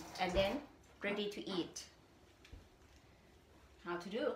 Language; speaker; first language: English; non-native, learner; Thai